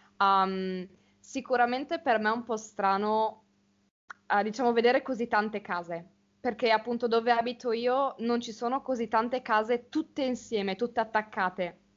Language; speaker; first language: Italian; native; Italian